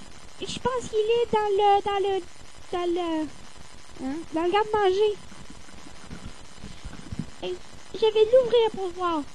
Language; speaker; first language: French; native; French